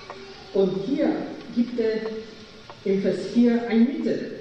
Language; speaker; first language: German; non-native, fluent; Polish